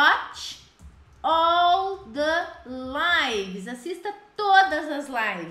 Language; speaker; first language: English; non-native, fluent; Portuguese